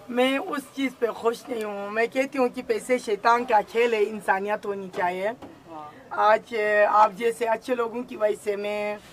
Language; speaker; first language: Urdu; non-native, local second language; Burmese